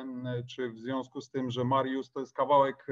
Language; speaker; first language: Polish; native; Polish